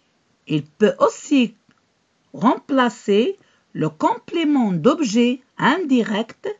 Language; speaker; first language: French; non-native, local second language; Arabic